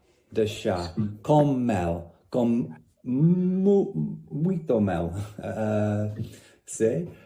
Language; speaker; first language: Portuguese; non-native, learner; English